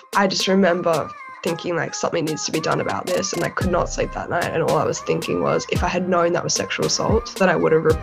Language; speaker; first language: English; native; English